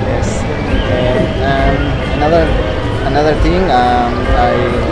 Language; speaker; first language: English; non-native, learner; Spanish